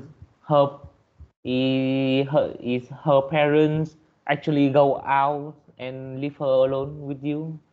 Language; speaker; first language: English; non-native, learner; Vietnamese